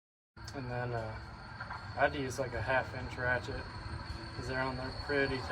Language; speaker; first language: English; native; English